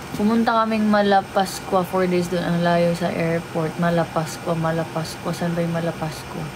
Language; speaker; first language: Filipino; non-native, local second language; Waray